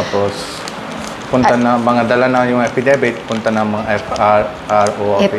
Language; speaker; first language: Filipino; non-native, learner; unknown